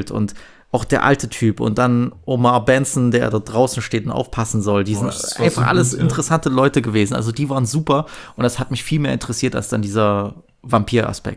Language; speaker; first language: German; native; German